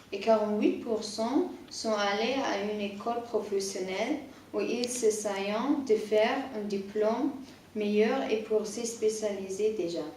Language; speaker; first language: French; non-native, learner; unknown